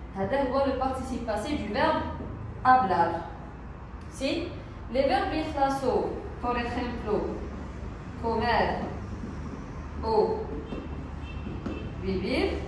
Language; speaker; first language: French; non-native, local second language; Arabic